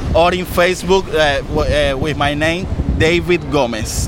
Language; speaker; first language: English; non-native, learner; Spanish